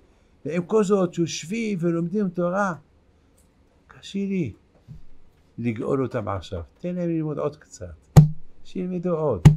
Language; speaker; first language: Hebrew; non-native, fluent; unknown